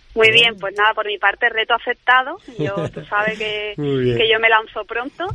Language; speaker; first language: Spanish; native; Spanish